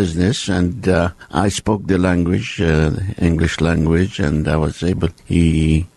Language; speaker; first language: English; non-native, fluent; Arabic